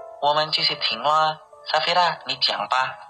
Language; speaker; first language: Chinese; non-native, learner; Indonesian